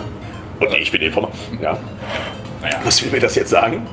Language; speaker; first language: German; native; German